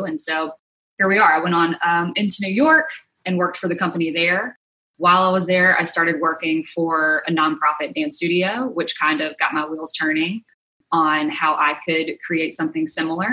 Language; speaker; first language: English; native; English